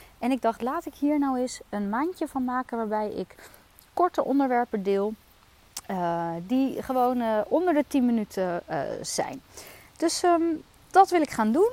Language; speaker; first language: Dutch; native; Dutch